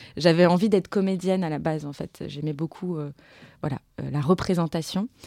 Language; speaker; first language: French; native; French